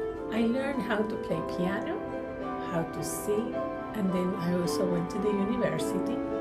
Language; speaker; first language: English; non-native, fluent; Spanish